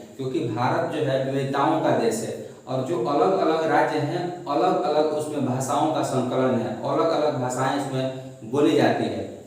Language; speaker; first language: Hindi; non-native, local second language; Bhojpuri